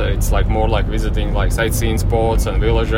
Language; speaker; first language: English; non-native, fluent; Latvian